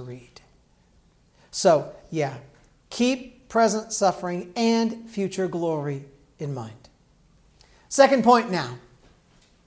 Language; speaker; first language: English; native; English